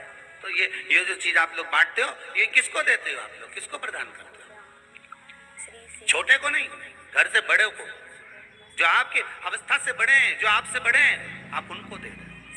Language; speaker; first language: Hindi; native; Hindi